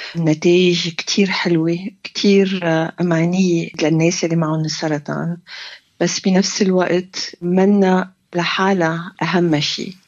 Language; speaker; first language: Arabic; early bilingual, heritage; Arabic